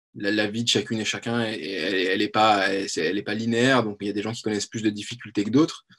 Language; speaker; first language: French; native; French